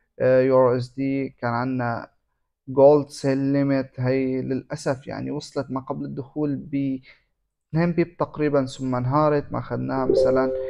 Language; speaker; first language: Arabic; native; Arabic